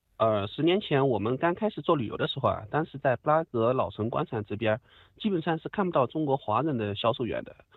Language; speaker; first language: Chinese; native; Chinese